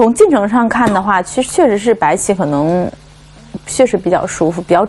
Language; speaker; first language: Chinese; native; Chinese